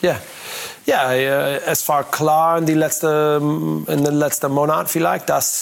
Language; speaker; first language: German; non-native, learner; English